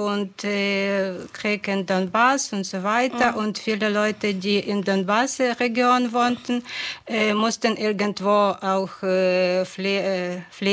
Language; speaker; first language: German; non-native, fluent; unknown